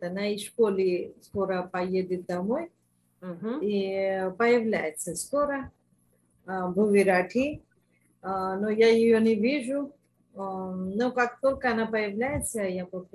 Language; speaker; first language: Russian; non-native, fluent; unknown